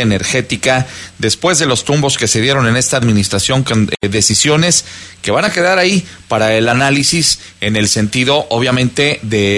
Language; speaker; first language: Spanish; native; Spanish